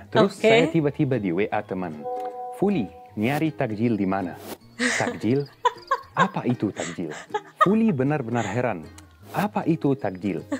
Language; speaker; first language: Indonesian; non-native, fluent; Arabic